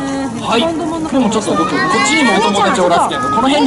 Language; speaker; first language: Japanese; native; Japanese